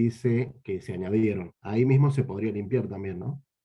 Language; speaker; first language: Spanish; native; Spanish